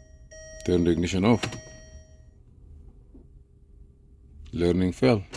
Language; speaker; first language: English; non-native, fluent; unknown